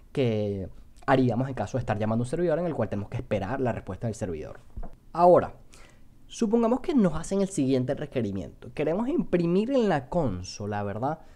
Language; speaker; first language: Spanish; native; Spanish